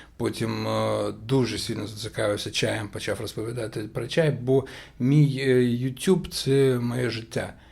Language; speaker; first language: Ukrainian; non-native, local second language; Russian